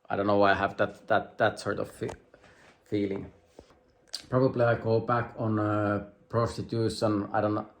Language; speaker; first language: English; non-native, fluent; Finnish